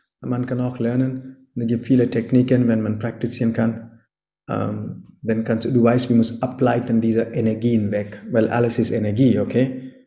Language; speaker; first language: German; non-native, fluent; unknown